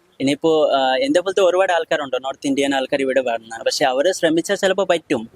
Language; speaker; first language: Malayalam; non-native, local second language; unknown